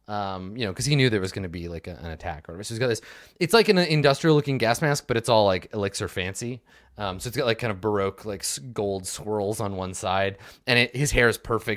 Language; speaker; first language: English; native; English